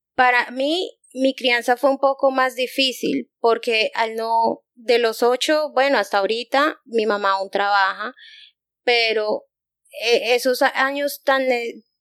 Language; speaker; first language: Spanish; native; Spanish